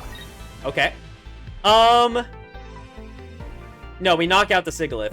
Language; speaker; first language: English; native; English